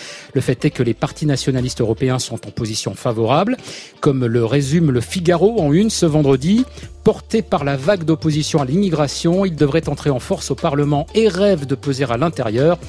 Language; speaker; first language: French; native; French